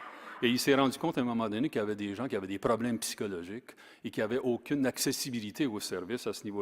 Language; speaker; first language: French; native; French